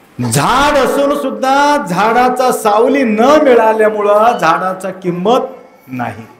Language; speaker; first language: Marathi; non-native, local second language; Kannada